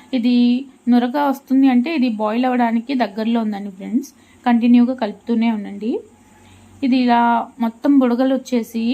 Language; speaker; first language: Telugu; non-native, local second language; Urdu